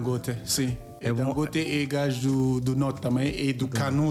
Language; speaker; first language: Portuguese; non-native, learner; Yoruba